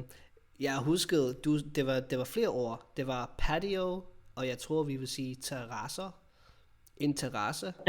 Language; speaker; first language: Danish; non-native, fluent; English